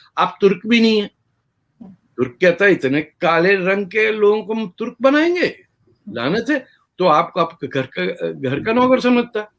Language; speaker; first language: Urdu; native; Urdu